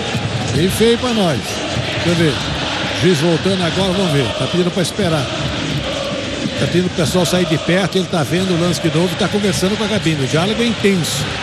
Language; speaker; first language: Portuguese; native; Portuguese